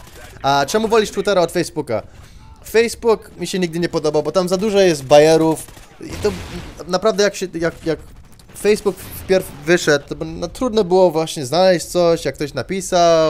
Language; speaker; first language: Polish; early bilingual, heritage; Polish